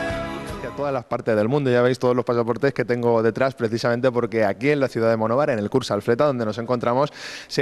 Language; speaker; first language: Spanish; native; Spanish